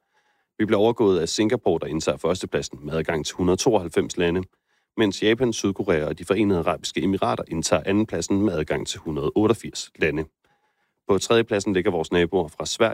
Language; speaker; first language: Danish; native; Danish